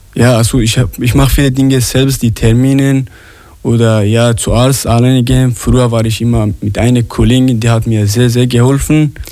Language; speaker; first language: German; non-native, learner; Arabic